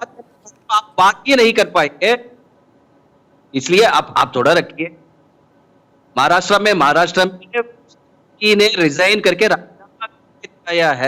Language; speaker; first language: Hindi; non-native, local second language; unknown